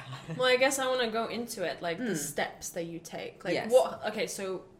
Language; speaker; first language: English; non-native, fluent; Latvian